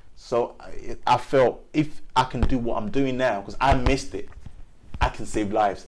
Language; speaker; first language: English; early bilingual, other home language; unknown